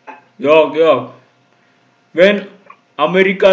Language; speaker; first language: Turkish; non-native, learner; Indonesian